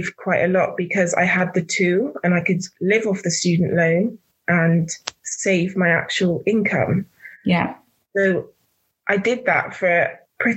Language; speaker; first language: English; native; English